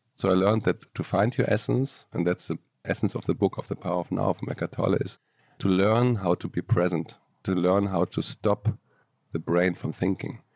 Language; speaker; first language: English; non-native, fluent; German